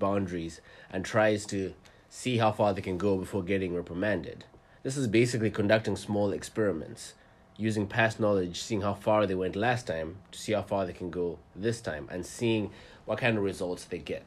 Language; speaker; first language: English; non-native, local second language; Nyanja